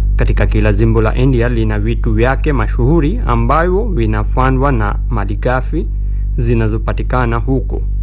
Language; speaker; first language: Swahili; non-native, fluent; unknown